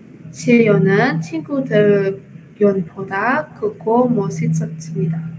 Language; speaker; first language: Korean; non-native, learner; Indonesian